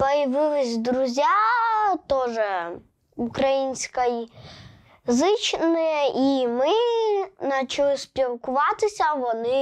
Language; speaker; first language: Ukrainian; non-native, local second language; Russian